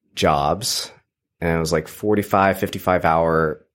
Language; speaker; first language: English; native; English